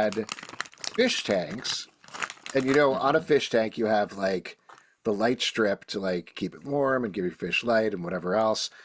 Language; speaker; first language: English; native; English